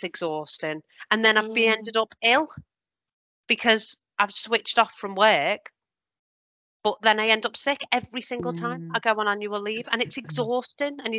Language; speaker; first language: English; native; English